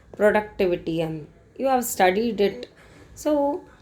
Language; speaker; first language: English; non-native, local second language; Kannada